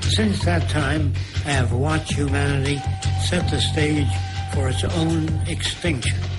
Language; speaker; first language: English; native; English